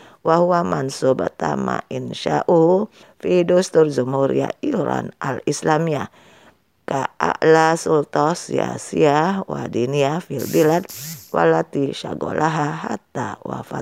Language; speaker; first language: Arabic; non-native, fluent; Indonesian